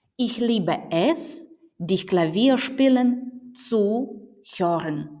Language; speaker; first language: German; non-native, fluent; Ukrainian